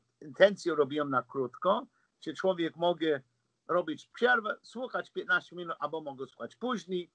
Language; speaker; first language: Polish; non-native, learner; English